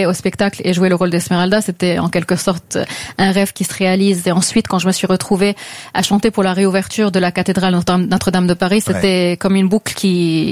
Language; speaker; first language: French; non-native, local second language; Arabic